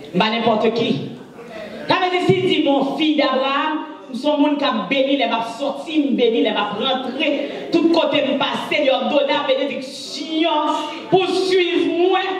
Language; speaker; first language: French; non-native, local second language; Haitian Creole